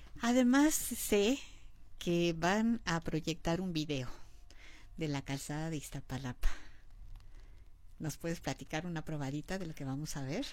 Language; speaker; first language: Spanish; native; Spanish